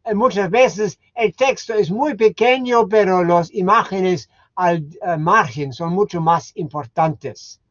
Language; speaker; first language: Spanish; non-native, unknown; German